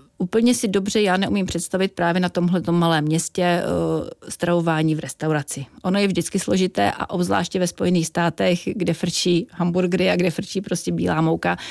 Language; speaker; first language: Czech; native; Czech